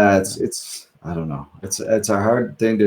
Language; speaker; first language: English; native; English